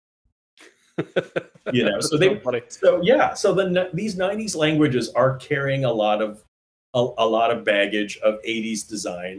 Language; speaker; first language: English; native; English